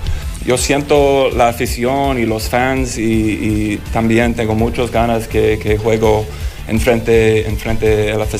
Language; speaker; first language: Spanish; non-native, learner; English